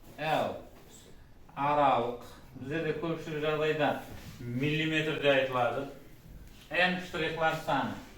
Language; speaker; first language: Uzbek; non-native, local second language; Kara-Kalpak